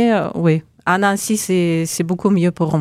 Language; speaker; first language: French; non-native, learner; Russian